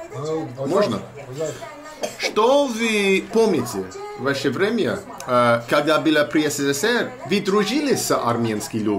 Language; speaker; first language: Russian; non-native, learner; English